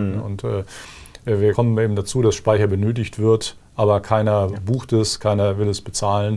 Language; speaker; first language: German; native; German